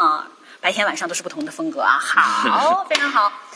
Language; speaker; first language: Chinese; native; Chinese